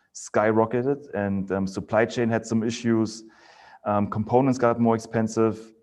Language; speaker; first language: English; non-native, fluent; German